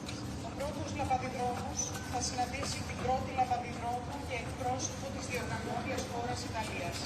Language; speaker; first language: Greek; native; Greek